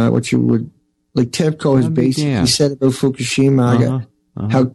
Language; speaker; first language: English; native; English